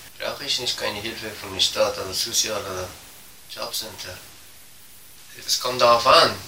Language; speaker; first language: German; non-native, learner; Persian